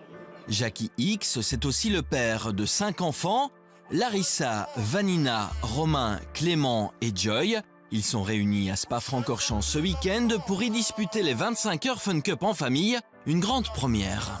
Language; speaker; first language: French; native; French